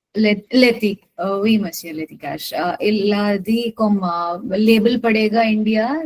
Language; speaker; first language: French; non-native, learner; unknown